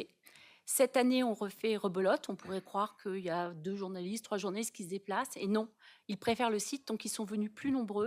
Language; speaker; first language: French; native; French